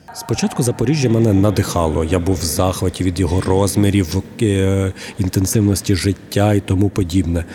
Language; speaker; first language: Ukrainian; native; Ukrainian